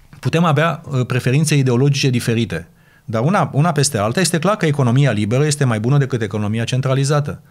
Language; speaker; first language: Romanian; native; Romanian